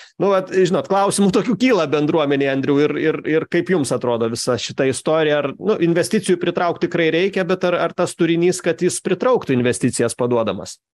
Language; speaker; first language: Lithuanian; native; Lithuanian